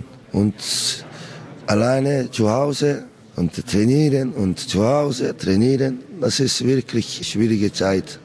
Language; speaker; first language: German; non-native, learner; Korean